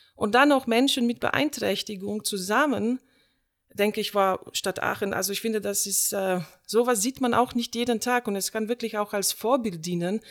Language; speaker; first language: German; non-native, fluent; Slovenian